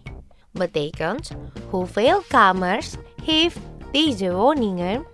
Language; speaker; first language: Dutch; non-native, fluent; Indonesian